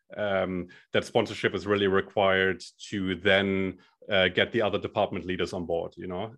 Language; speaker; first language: English; non-native, fluent; German